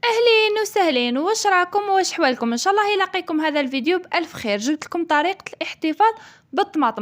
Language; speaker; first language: Arabic; native; Arabic